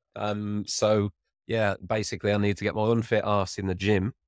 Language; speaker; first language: English; native; English